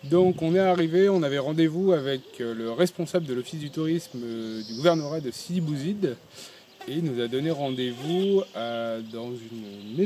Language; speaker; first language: French; native; French